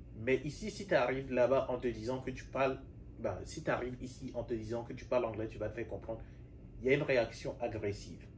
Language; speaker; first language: French; native; French